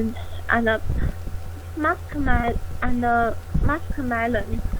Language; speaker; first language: English; non-native, learner; Chinese